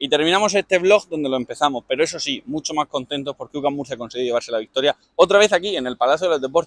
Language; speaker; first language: Spanish; native; Spanish